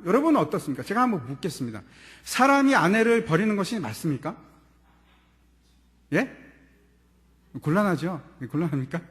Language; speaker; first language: Korean; native; Korean